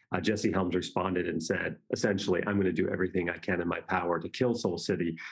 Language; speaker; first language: English; native; English